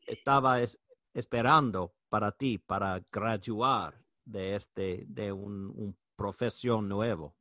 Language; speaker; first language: Spanish; non-native, learner; English